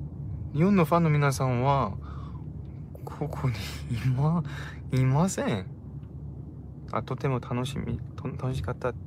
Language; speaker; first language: Japanese; non-native, learner; Korean